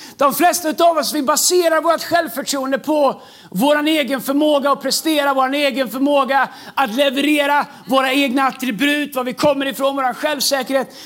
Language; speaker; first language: Swedish; native; Swedish